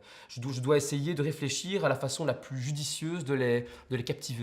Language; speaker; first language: French; native; French